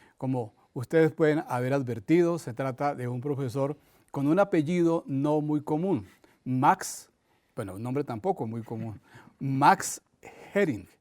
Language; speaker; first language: Spanish; native; Spanish